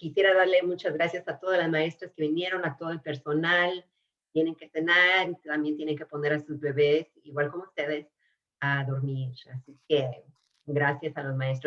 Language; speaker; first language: Spanish; early bilingual, other home language; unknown